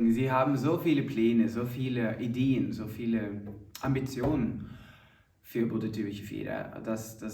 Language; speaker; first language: German; non-native, fluent; Norwegian